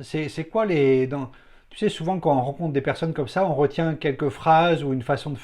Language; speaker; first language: French; native; French